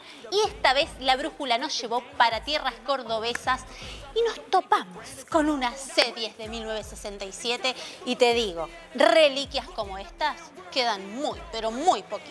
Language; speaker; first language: Spanish; native; Spanish